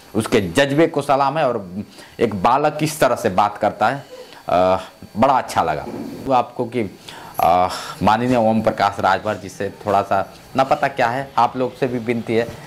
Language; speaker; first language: Hindi; native; Hindi